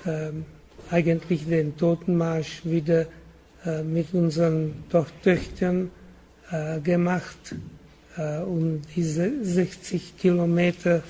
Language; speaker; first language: German; non-native, learner; Czech